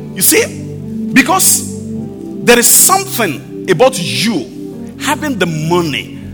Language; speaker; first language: English; non-native, local second language; Yoruba